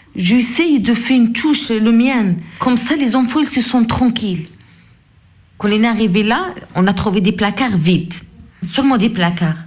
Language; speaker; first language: French; non-native, local second language; Arabic